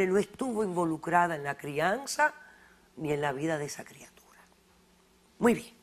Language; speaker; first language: Spanish; native; Spanish